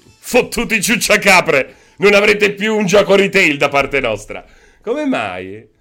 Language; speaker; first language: Italian; native; Italian